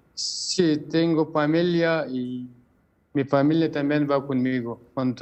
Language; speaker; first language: Spanish; non-native, learner; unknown